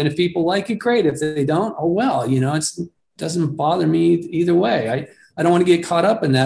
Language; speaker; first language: English; native; English